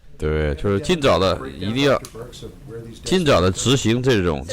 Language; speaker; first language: Chinese; native; Chinese